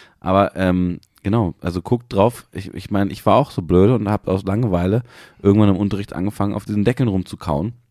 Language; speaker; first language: German; native; German